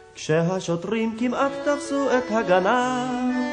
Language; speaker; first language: Hebrew; native; Hebrew